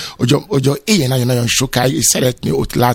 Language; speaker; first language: Hungarian; non-native, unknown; Yoruba